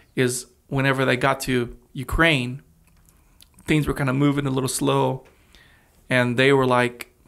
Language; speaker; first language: English; early bilingual, other home language; Russian